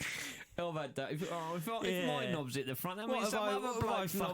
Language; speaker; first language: English; native; English